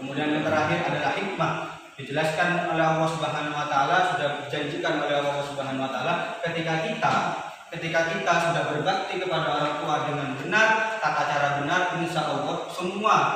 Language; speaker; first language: Indonesian; native; Indonesian